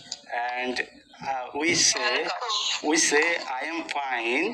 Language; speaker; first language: English; non-native, learner; Bangla